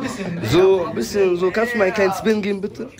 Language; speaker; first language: German; native; German